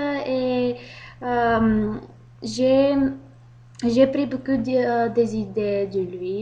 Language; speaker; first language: French; non-native, learner; Bulgarian